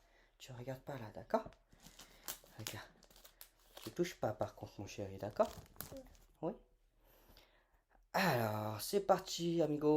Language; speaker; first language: French; native; French